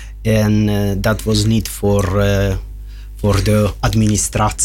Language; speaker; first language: Dutch; non-native, learner; Russian